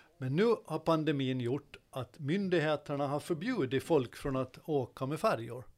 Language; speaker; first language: Swedish; native; Swedish